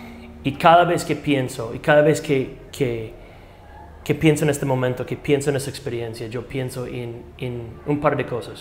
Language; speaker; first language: Spanish; non-native, fluent; English